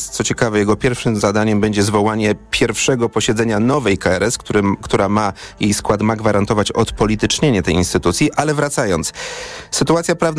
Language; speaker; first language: Polish; native; Polish